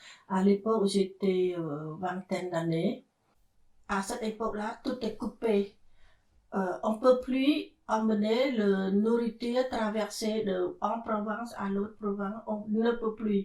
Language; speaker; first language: French; non-native, fluent; Khmer